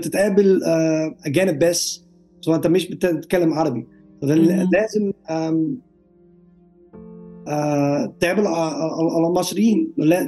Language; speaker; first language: Arabic; non-native, learner; Dutch